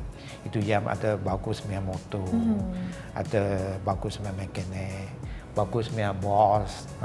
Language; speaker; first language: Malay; non-native, local second language; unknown